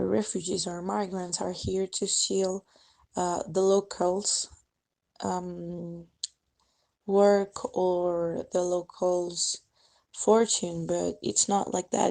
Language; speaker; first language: English; non-native, fluent; Spanish